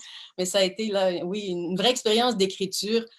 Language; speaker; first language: French; native; French